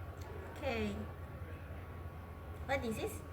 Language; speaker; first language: English; non-native, learner; Indonesian